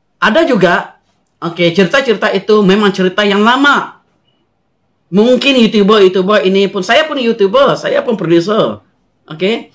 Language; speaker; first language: Malay; non-native, local second language; Iban